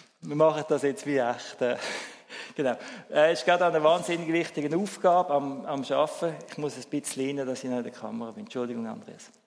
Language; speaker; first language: German; native; German